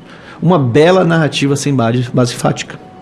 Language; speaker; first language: Portuguese; native; Portuguese